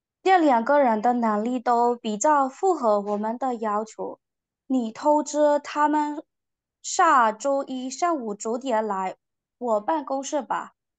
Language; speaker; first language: Chinese; non-native, learner; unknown